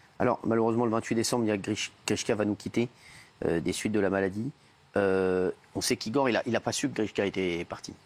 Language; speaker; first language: French; native; French